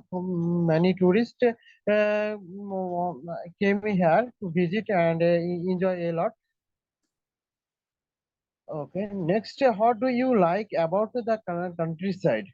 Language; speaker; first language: English; non-native, learner; Bangla